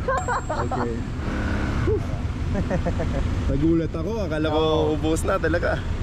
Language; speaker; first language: Filipino; non-native, learner; English